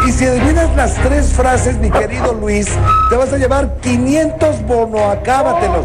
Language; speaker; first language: Spanish; native; Spanish